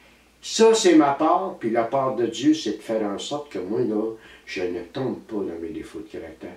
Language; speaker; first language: French; native; French